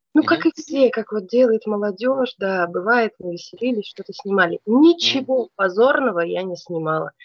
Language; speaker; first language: Russian; native; Russian